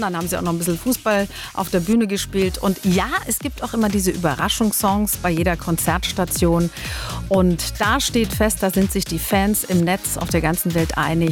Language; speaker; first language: German; native; German